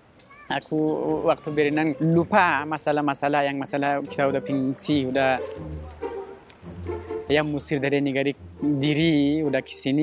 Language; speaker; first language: Indonesian; non-native, learner; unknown